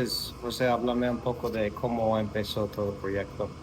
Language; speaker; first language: Spanish; non-native, fluent; English